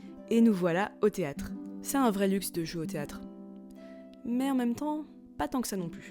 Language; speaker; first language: French; native; French